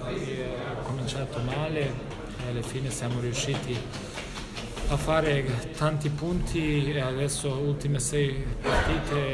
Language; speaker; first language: Italian; non-native, fluent; Bosnian